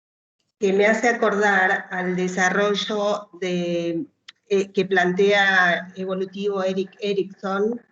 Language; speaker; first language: Spanish; native; Spanish